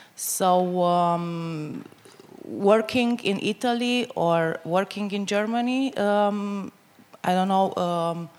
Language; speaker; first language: English; non-native, fluent; Romanian